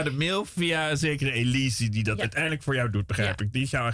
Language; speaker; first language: Dutch; native; Dutch